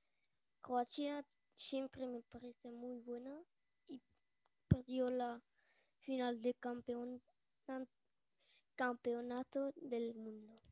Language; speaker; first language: Spanish; early bilingual, heritage; Spanish